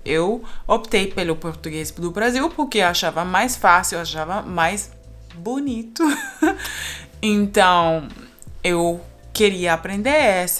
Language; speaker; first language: Portuguese; non-native, fluent; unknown